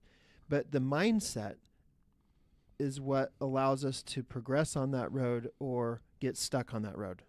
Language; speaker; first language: English; native; English